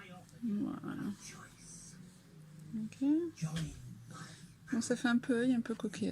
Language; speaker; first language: French; native; French